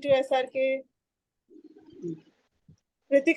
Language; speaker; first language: Hindi; native; Hindi